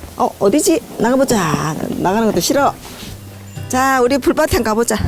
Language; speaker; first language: Korean; native; Korean